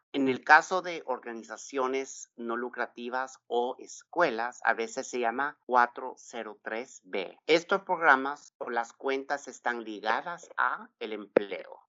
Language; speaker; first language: Spanish; native; Spanish